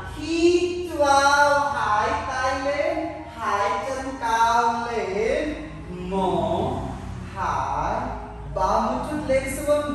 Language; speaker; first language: Vietnamese; non-native, learner; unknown